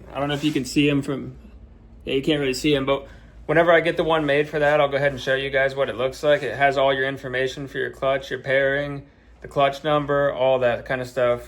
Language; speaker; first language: English; native; English